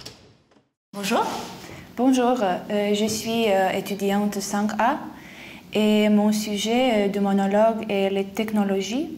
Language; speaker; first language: French; non-native, fluent; Lithuanian